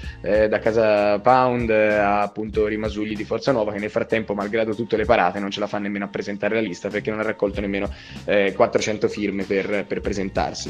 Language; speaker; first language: Italian; native; Italian